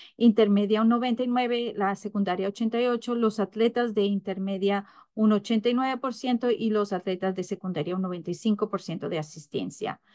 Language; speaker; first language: Spanish; early bilingual, heritage; English